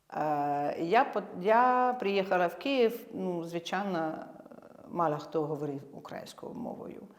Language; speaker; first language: Ukrainian; non-native, fluent; French